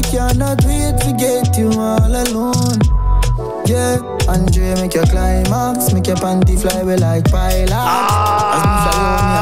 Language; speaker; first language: English; native; English